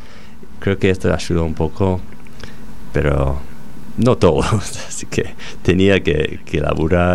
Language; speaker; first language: Spanish; non-native, fluent; English